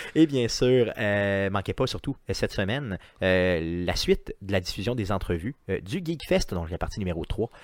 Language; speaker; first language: French; native; French